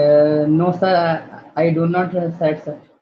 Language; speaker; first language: English; non-native, learner; Odia